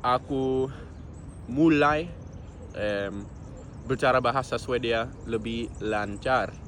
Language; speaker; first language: Indonesian; non-native, fluent; English